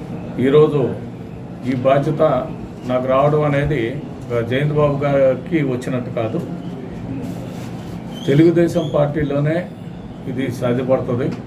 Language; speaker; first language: Telugu; native; Telugu